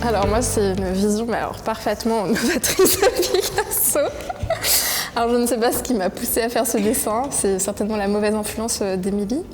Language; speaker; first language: French; native; French